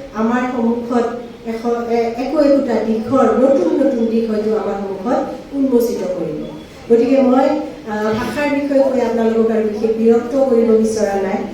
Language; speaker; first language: Assamese; native; Assamese